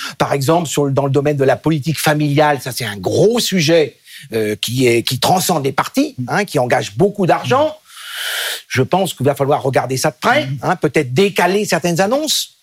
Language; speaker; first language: French; native; French